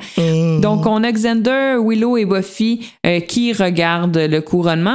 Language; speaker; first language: French; native; French